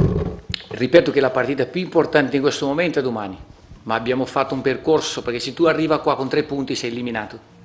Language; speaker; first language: Italian; non-native, fluent; Portuguese